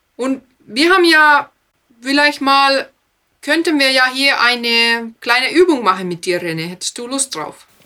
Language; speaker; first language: German; non-native, fluent; Finnish